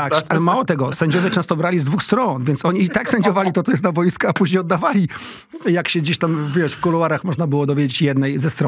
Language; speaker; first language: Polish; native; Polish